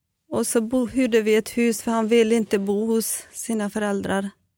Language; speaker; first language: Swedish; non-native, fluent; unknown